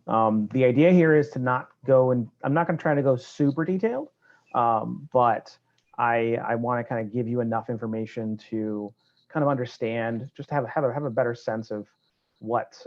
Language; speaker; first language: English; native; English